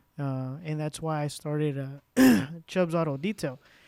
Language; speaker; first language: English; early bilingual, other home language; Spanish